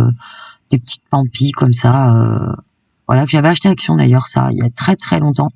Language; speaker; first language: French; native; French